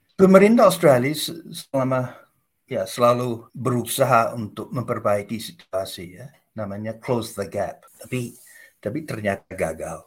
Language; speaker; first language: Indonesian; non-native, fluent; English